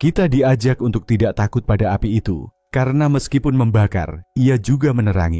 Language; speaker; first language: Indonesian; native; Indonesian